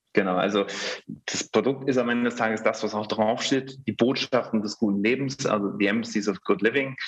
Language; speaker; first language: German; native; German